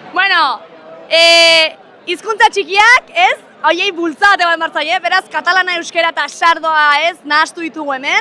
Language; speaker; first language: Basque; native; Basque